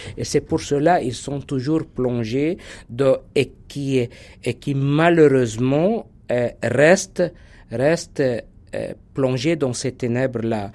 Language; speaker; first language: French; non-native, local second language; Arabic